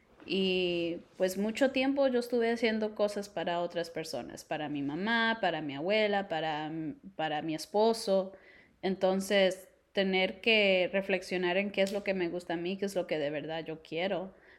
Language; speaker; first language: Spanish; early bilingual, heritage; Spanish